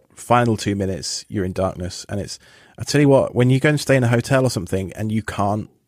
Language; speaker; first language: English; native; English